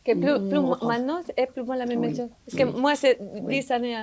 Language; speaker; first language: French; non-native, learner; Spanish